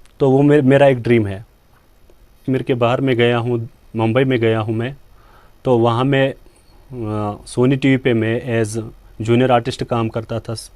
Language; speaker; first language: Hindi; non-native, local second language; Kashmiri